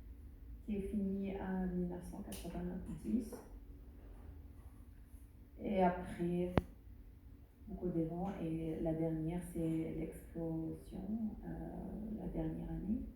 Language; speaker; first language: French; non-native, learner; Arabic